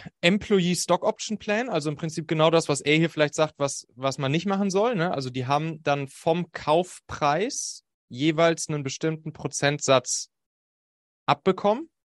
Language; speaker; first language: German; native; German